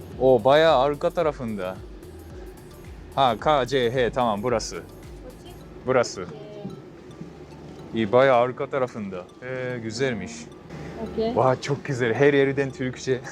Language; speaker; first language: Turkish; non-native, fluent; Japanese